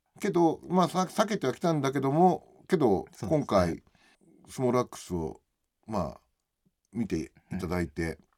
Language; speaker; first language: Japanese; native; Japanese